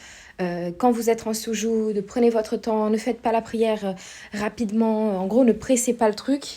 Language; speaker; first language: French; native; French